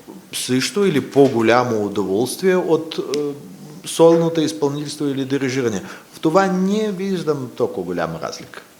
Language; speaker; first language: Bulgarian; non-native, fluent; Russian